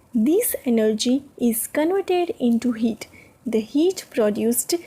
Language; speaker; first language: English; non-native, local second language; Gujarati